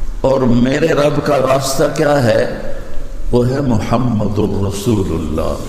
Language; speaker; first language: Urdu; non-native, local second language; Punjabi